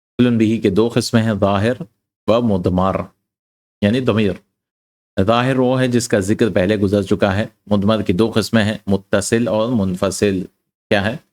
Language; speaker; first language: Urdu; native; Urdu